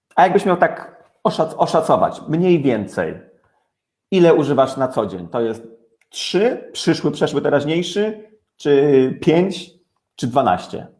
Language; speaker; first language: Polish; native; Polish